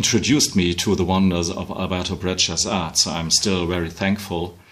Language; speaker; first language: English; non-native, fluent; German